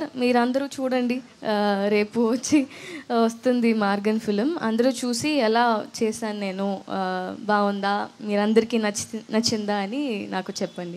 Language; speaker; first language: Telugu; non-native, fluent; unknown